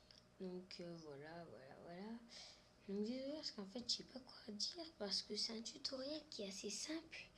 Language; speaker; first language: French; native; French